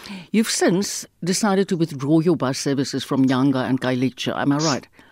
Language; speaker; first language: English; non-native, local second language; Afrikaans